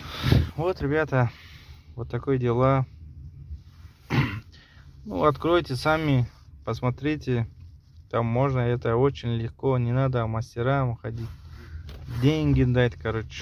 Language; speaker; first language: Russian; non-native, local second language; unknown